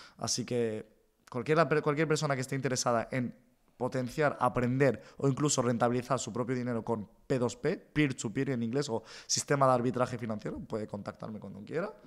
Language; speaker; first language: Spanish; native; Spanish